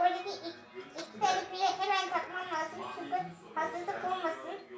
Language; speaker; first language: Turkish; early bilingual, heritage; Turkish